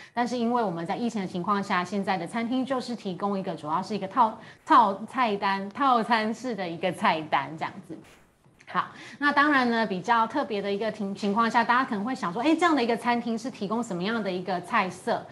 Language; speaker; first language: Chinese; native; Chinese